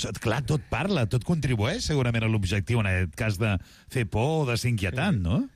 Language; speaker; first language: Catalan; native; Catalan